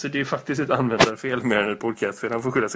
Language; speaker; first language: Swedish; native; Swedish